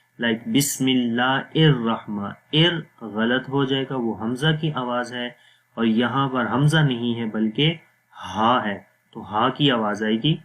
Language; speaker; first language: Urdu; non-native, local second language; Punjabi